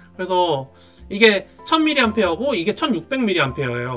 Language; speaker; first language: Korean; native; Korean